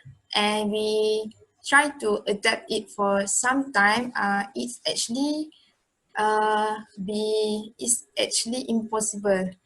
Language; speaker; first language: English; non-native, local second language; Malay